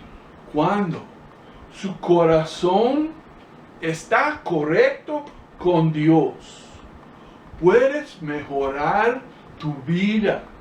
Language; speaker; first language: Spanish; non-native, fluent; English